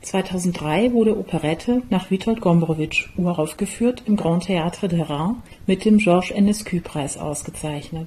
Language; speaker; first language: German; native; German